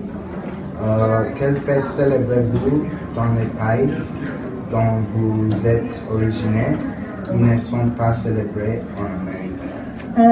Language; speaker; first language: French; non-native, learner; Spanish